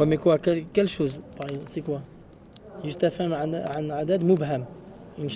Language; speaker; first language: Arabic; non-native, fluent; French